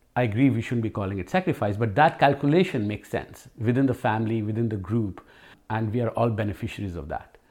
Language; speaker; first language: English; non-native, local second language; Hindi